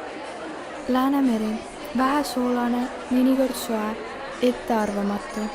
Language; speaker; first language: Estonian; non-native, local second language; Russian